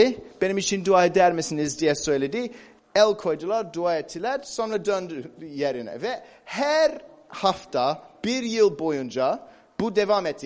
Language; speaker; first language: Turkish; non-native, fluent; English